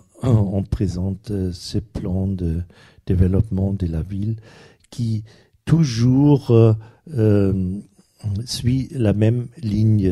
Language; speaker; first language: French; non-native, fluent; German